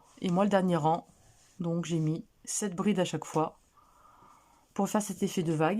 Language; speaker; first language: French; native; French